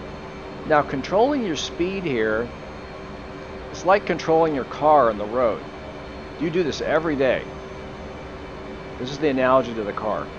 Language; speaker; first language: English; native; English